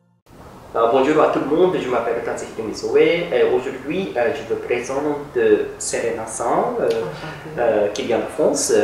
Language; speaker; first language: French; non-native, fluent; Japanese